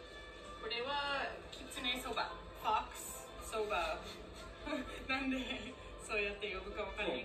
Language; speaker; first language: Japanese; non-native, fluent; English